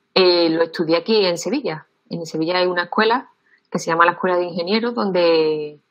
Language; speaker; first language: Spanish; native; Spanish